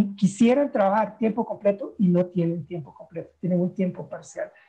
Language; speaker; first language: Spanish; native; Spanish